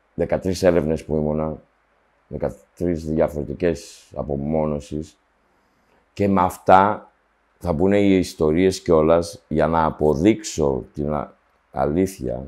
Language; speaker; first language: Greek; early bilingual, heritage; Greek